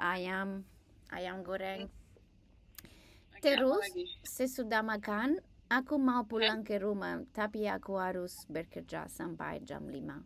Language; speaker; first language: Indonesian; non-native, learner; English